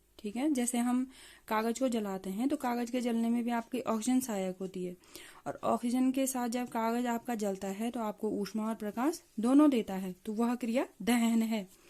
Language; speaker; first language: Hindi; native; Hindi